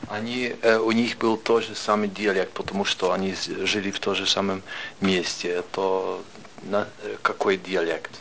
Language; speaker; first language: Russian; non-native, fluent; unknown